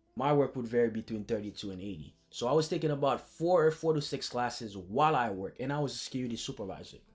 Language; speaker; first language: English; early bilingual, other home language; Haitian Creole